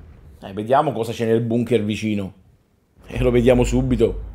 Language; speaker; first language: Italian; native; Italian